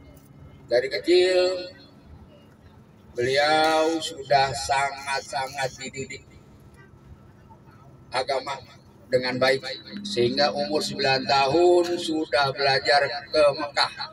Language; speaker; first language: Indonesian; native; Indonesian